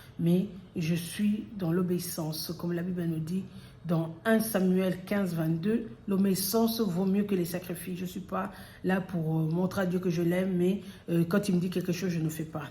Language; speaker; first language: French; early bilingual, other home language; Lingala